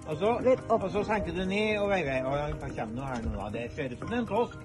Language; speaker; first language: Norwegian; native; Norwegian